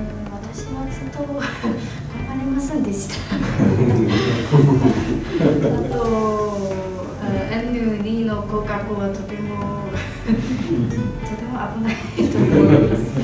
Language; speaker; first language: Japanese; non-native, learner; Chinese